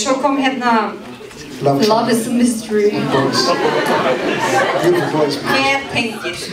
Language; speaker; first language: Icelandic; native; Icelandic